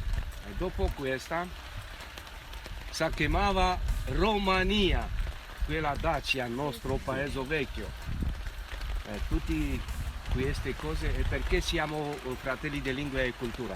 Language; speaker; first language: Italian; non-native, learner; Romanian